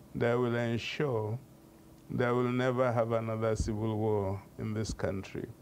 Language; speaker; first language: English; non-native, local second language; Hausa